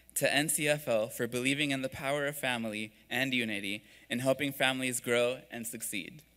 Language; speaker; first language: English; early bilingual, other home language; Spanish